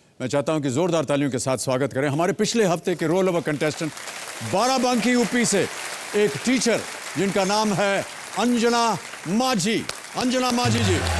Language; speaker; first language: Hindi; native; Hindi